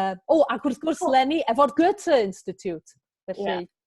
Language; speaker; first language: Welsh; native; Welsh